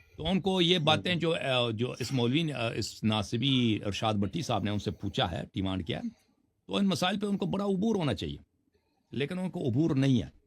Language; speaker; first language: Urdu; native; Urdu